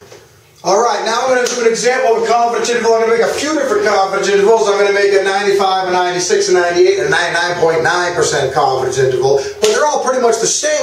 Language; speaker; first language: English; native; English